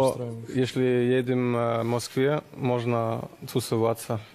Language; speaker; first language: Russian; non-native, learner; German